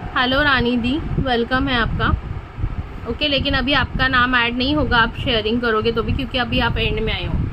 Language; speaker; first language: Hindi; non-native, local second language; Marathi